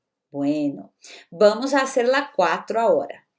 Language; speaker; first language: Spanish; non-native, fluent; Portuguese